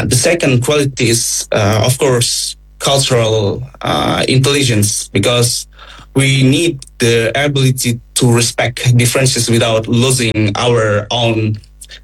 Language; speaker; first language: English; non-native, fluent; Indonesian